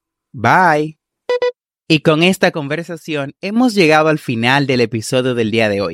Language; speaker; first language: Spanish; native; Spanish